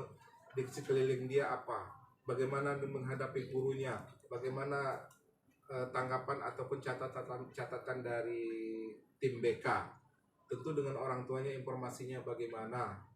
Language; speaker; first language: Indonesian; native; Indonesian